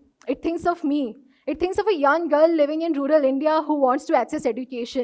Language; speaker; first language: English; non-native, local second language; Hindi